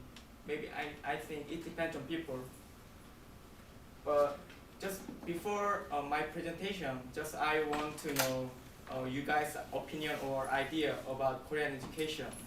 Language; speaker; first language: English; non-native, learner; Korean